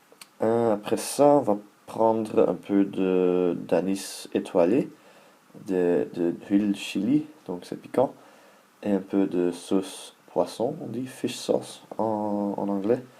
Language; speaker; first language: French; non-native, learner; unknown